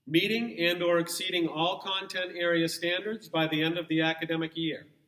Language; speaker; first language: English; native; English